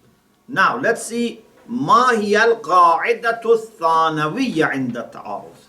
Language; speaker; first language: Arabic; non-native, fluent; Persian